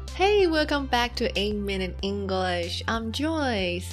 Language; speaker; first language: English; non-native, fluent; Chinese